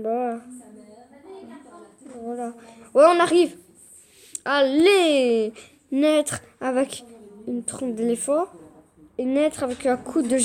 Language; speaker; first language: French; native; French